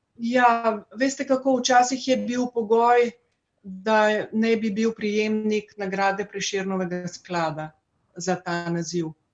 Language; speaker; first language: Slovenian; native; Slovenian